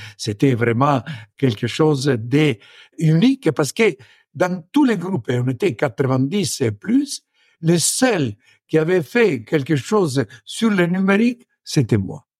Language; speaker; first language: French; non-native, fluent; Italian